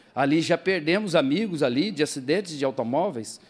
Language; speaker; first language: Portuguese; native; Portuguese